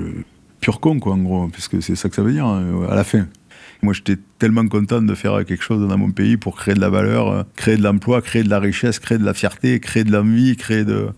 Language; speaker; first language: French; native; French